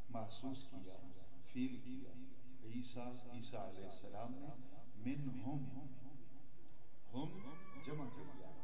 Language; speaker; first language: Urdu; non-native, local second language; Punjabi